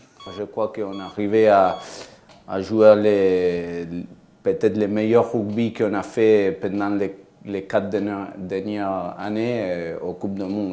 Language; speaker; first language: French; non-native, fluent; Spanish